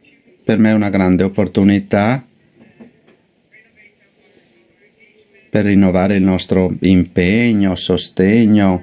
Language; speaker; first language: Italian; native; Italian